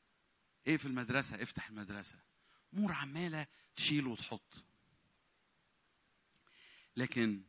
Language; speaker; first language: Arabic; native; Arabic